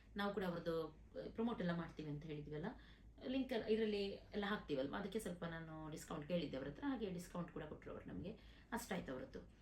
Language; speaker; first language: Kannada; non-native, local second language; Konkani